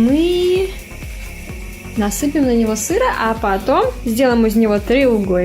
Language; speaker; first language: Russian; native; Russian